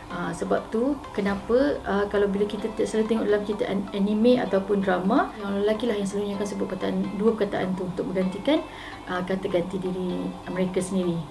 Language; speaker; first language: Malay; native; Malay